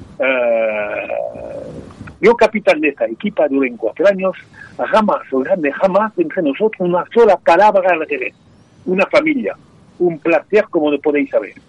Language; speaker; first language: Spanish; non-native, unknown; French